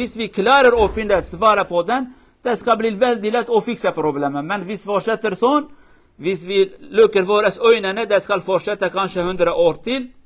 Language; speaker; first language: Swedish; non-native, learner; Kurdish